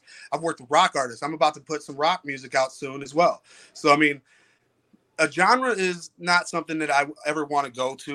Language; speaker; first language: English; native; English